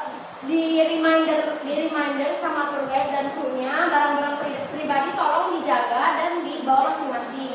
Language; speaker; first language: Indonesian; native; Indonesian